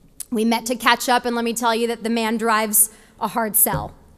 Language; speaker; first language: English; early bilingual, other home language; Spanish